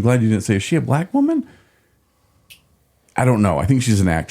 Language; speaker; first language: English; native; English